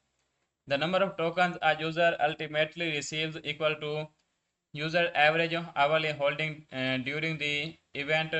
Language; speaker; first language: English; non-native, learner; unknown